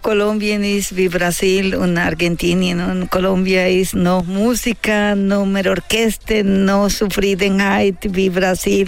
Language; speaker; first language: German; non-native, learner; Spanish